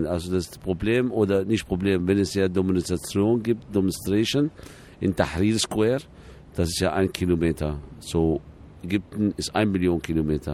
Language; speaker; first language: German; non-native, fluent; Arabic